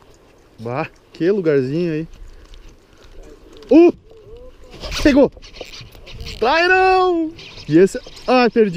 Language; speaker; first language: Portuguese; native; Portuguese